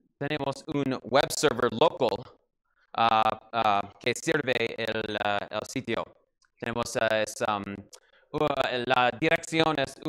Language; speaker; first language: Spanish; non-native, learner; English